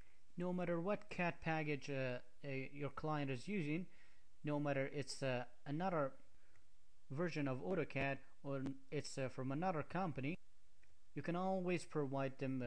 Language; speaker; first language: English; non-native, fluent; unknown